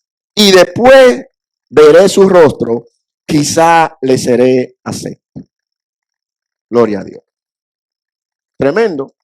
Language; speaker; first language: Spanish; native; Spanish